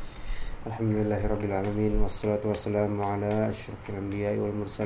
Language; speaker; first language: Arabic; non-native, fluent; Indonesian